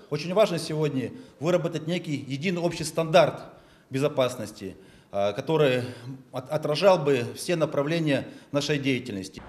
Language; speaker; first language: Russian; native; Russian